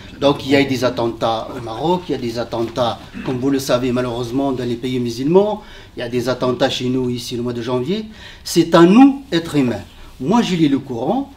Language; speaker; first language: French; non-native, local second language; Arabic